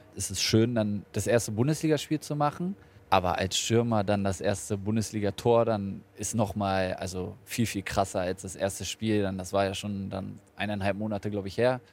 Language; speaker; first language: German; native; German